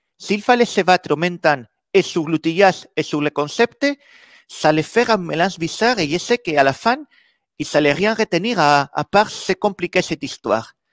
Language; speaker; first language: French; non-native, fluent; Spanish